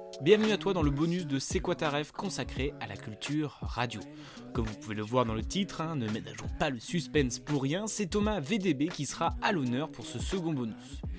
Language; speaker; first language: French; native; French